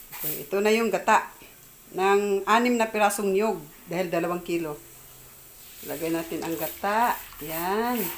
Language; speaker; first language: Filipino; non-native, local second language; Cebuano